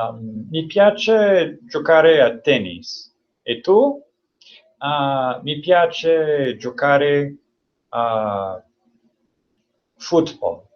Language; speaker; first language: Italian; non-native, learner; English